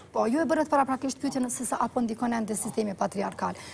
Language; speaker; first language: Albanian; native; Albanian